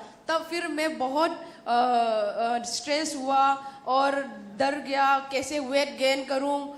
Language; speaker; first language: Hindi; non-native, local second language; Manipuri